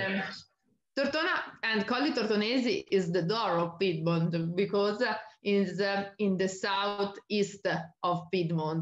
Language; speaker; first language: English; non-native, learner; Italian